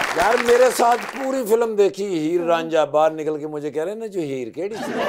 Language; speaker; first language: Urdu; non-native, local second language; Punjabi